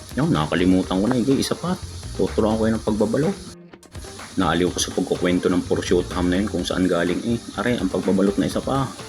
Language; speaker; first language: Filipino; native; Filipino